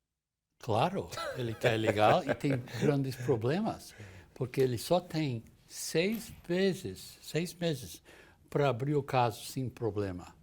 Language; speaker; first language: Portuguese; non-native, fluent; English